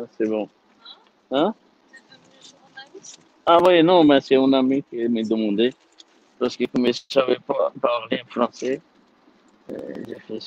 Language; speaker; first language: French; non-native, learner; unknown